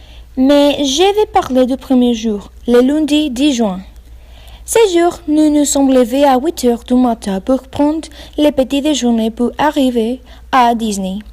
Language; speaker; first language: French; non-native, learner; Spanish